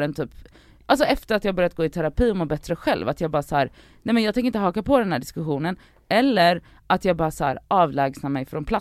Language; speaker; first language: Swedish; native; Swedish